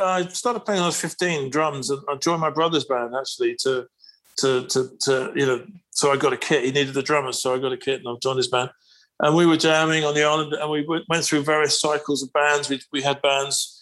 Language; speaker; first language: English; native; English